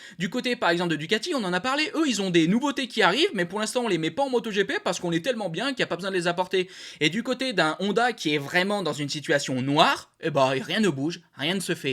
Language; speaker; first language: French; native; French